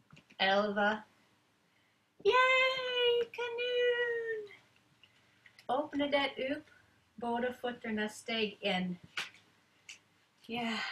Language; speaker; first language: Swedish; non-native, learner; English